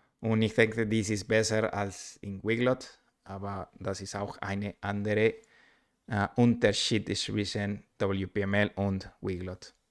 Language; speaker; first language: German; non-native, learner; Spanish